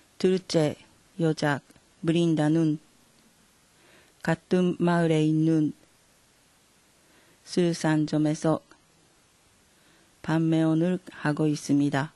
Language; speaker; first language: Korean; non-native, fluent; Japanese